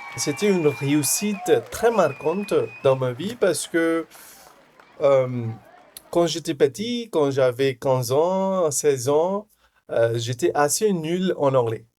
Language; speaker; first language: French; non-native, fluent; Hindi